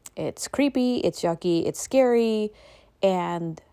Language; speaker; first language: English; native; English